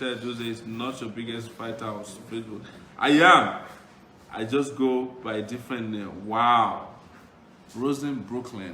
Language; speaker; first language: English; non-native, local second language; Yoruba